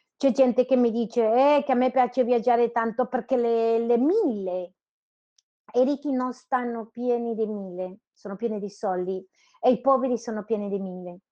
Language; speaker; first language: Italian; non-native, fluent; Spanish